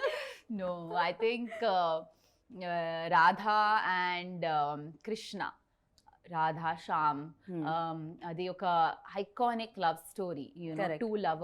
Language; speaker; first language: Telugu; non-native, learner; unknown